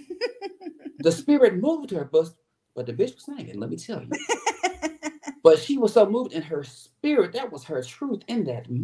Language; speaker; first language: English; native; English